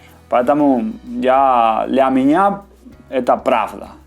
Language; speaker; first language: Russian; non-native, learner; Spanish